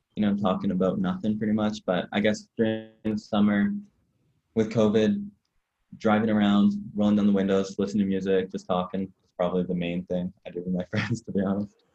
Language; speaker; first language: English; native; English